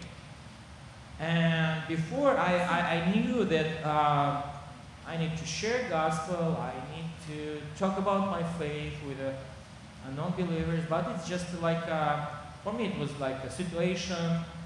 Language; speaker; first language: English; non-native, learner; Kazakh